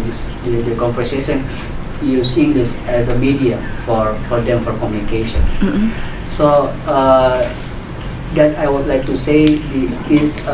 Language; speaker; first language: English; non-native, learner; Indonesian